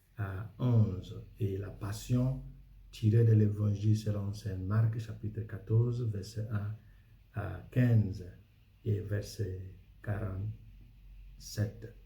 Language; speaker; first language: French; non-native, fluent; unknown